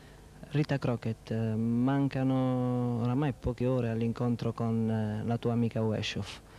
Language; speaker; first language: Italian; native; Italian